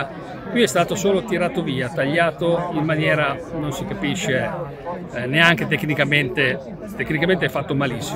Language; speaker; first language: Italian; native; Italian